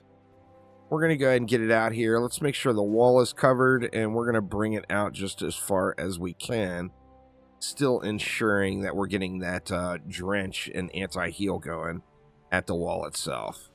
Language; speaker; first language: English; native; English